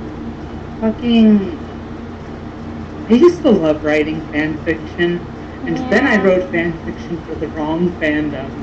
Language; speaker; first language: English; native; English